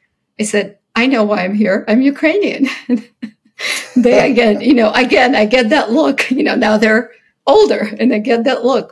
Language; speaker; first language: English; early bilingual, other home language; Ukrainian